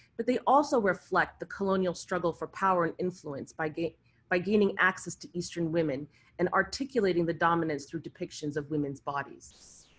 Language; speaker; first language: English; early bilingual, other home language; Arabic